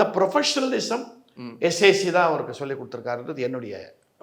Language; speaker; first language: Tamil; native; Tamil